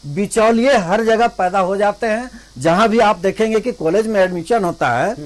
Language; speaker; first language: Hindi; native; Hindi